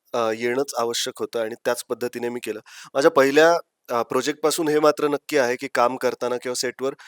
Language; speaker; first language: Marathi; native; Marathi